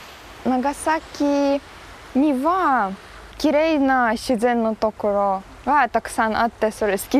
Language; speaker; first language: Japanese; non-native, learner; Ukrainian